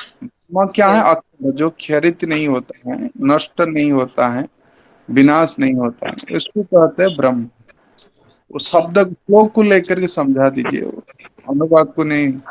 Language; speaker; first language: Hindi; non-native, local second language; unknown